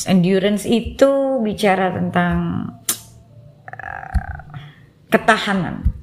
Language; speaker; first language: Indonesian; native; Indonesian